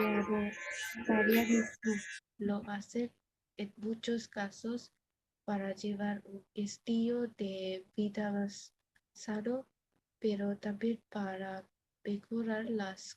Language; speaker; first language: Spanish; non-native, learner; Bangla